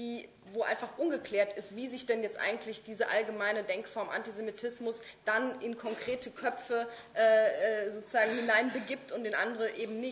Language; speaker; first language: German; native; German